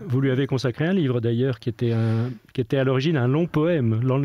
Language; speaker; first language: French; native; French